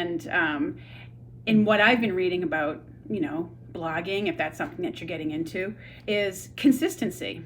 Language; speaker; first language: English; native; English